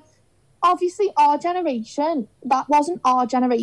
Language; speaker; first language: English; native; English